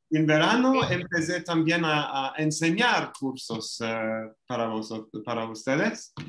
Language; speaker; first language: Spanish; non-native, fluent; English